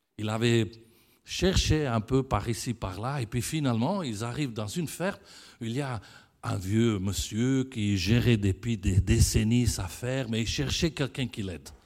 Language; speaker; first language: French; non-native, fluent; Italian